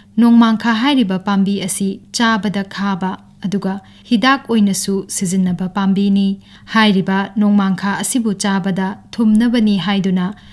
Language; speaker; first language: Manipuri; native; Manipuri